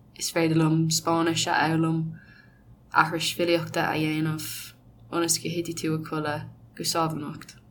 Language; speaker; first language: Irish; non-native, local second language; English